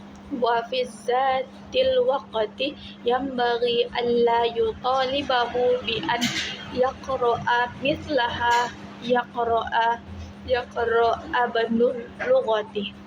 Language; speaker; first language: Arabic; non-native, learner; Indonesian